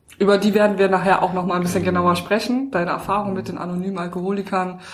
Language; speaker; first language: German; native; German